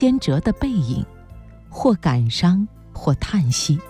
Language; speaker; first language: Chinese; native; Chinese